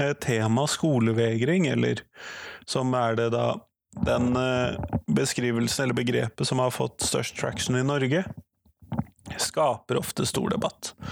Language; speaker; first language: Norwegian; native; Norwegian